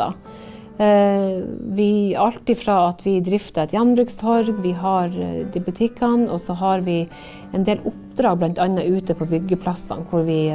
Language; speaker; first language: Norwegian; native; Norwegian